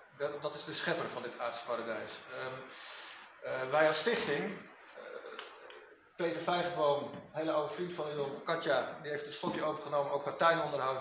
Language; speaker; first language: Dutch; native; Dutch